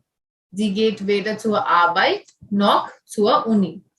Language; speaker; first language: German; non-native, fluent; Hindi